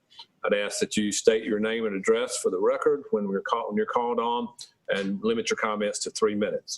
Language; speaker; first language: English; native; English